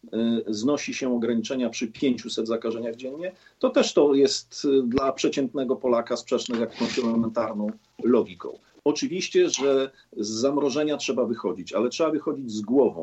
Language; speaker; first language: Polish; native; Polish